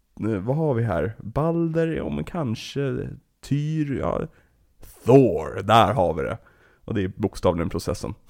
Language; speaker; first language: Swedish; native; Swedish